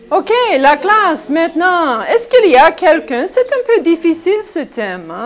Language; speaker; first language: French; non-native, fluent; English